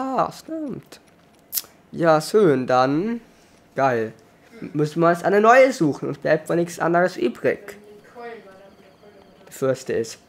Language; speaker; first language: German; native; German